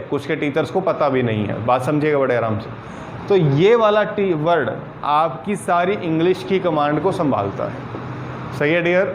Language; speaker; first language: Hindi; non-native, local second language; Punjabi